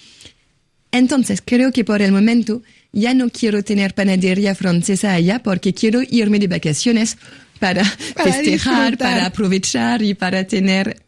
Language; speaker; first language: Spanish; non-native, fluent; French